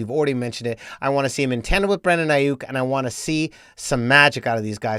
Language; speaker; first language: English; native; English